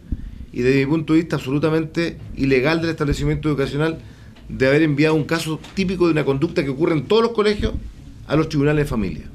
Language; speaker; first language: Spanish; native; Spanish